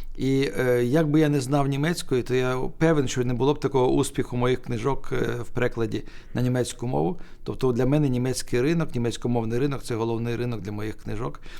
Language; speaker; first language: Ukrainian; non-native, local second language; Russian